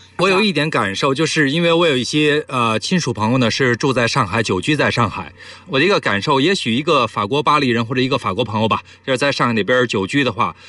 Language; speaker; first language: Chinese; native; Chinese